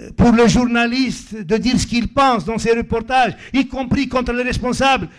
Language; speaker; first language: French; non-native, local second language; Arabic